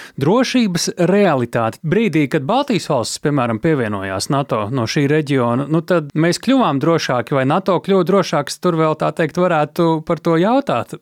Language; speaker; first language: Latvian; native; Latvian